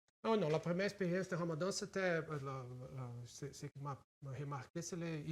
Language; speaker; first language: French; non-native, fluent; Portuguese